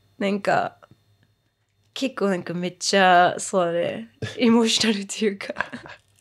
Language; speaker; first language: Japanese; early bilingual, heritage; Japanese